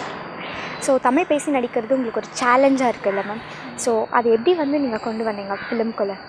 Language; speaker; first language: Tamil; native; Tamil